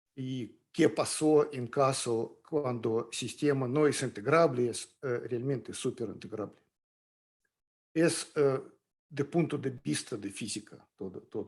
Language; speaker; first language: Spanish; non-native, fluent; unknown